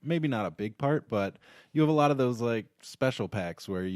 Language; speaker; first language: English; native; English